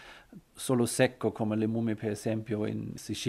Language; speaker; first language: Italian; non-native, learner; German